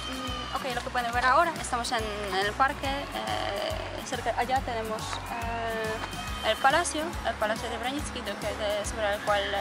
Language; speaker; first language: Spanish; non-native, fluent; Polish